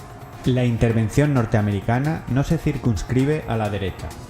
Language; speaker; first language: Spanish; native; Spanish